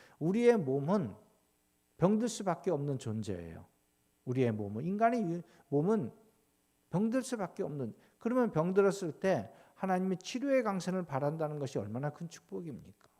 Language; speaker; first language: Korean; native; Korean